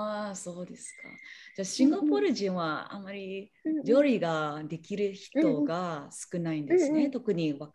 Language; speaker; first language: Japanese; non-native, learner; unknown